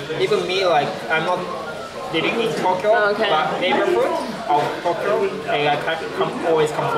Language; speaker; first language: English; non-native, learner; Japanese